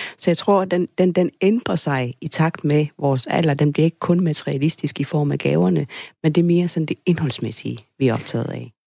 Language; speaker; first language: Danish; early bilingual, other home language; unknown